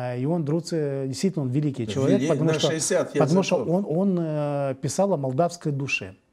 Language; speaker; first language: Russian; native; Russian